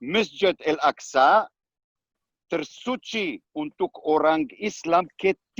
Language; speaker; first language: Indonesian; non-native, learner; Hebrew